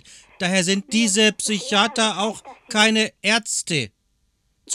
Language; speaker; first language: German; native; German